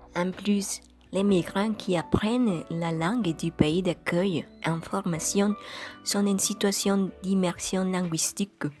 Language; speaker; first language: French; non-native, fluent; Spanish